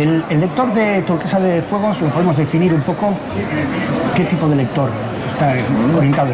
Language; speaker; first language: Spanish; native; Spanish